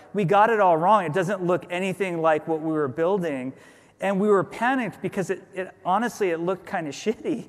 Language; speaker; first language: English; native; English